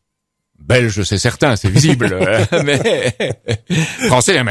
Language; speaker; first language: French; native; French